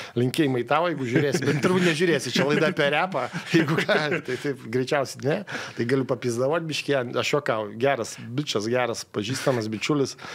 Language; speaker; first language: Lithuanian; native; Lithuanian